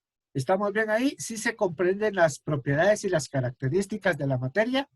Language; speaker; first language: Spanish; native; Spanish